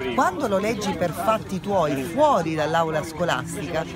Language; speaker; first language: Italian; native; Italian